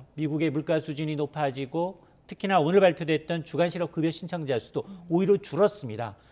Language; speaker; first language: Korean; native; Korean